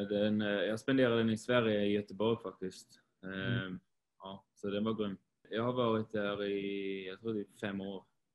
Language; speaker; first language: Swedish; non-native, fluent; Swiss German